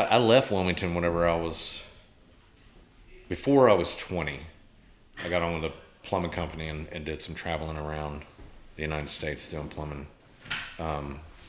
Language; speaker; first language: English; native; English